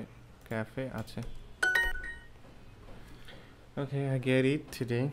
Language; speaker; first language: English; non-native, learner; Bangla